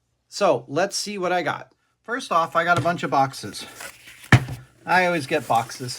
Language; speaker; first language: English; native; English